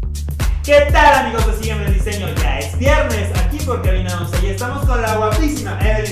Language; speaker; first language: Spanish; native; Spanish